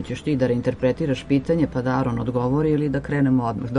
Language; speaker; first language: Serbian; native; Serbian